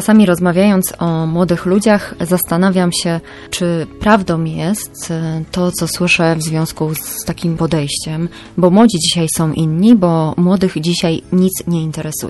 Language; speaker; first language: Polish; native; Polish